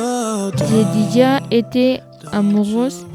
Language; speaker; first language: French; non-native, learner; Arabic